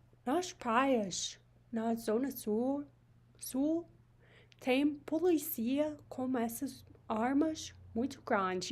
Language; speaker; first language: Portuguese; non-native, learner; English